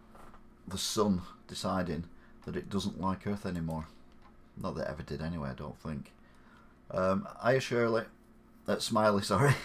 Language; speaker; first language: English; native; English